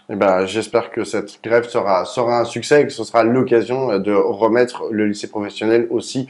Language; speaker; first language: French; native; French